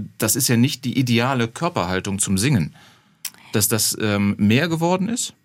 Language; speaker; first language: German; native; German